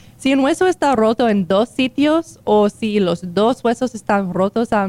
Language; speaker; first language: Spanish; non-native, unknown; English